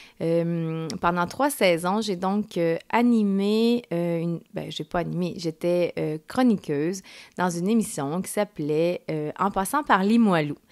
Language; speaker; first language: French; early bilingual, other home language; Spanish